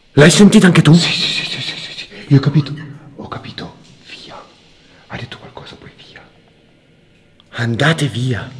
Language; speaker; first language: Italian; native; Italian